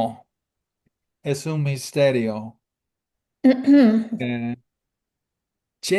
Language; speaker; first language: Spanish; non-native, fluent; English